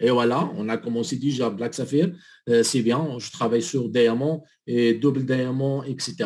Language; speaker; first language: French; non-native, learner; Arabic